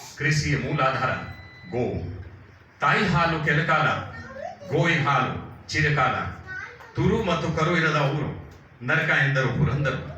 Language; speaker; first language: Kannada; non-native, local second language; Hindi